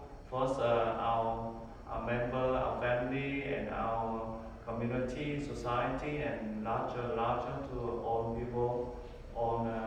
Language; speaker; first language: English; non-native, learner; Vietnamese